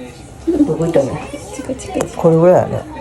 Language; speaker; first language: Japanese; native; Japanese